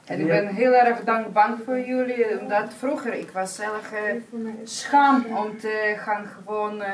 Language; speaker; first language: Dutch; non-native, learner; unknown